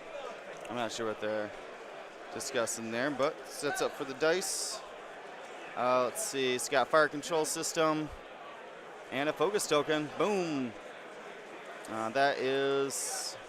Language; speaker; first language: English; native; English